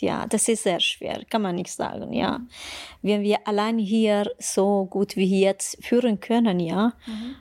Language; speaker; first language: German; non-native, fluent; Persian